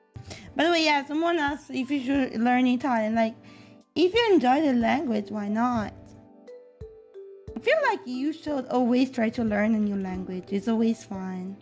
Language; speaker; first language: English; non-native, fluent; Italian